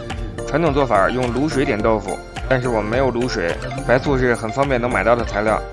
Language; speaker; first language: Chinese; native; Chinese